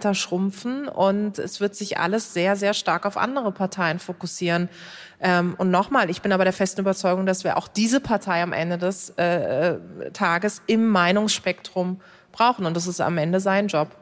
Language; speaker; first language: German; native; German